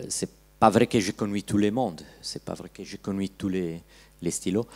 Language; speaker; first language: French; non-native, learner; Italian